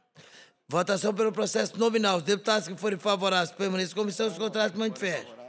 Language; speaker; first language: Portuguese; native; Portuguese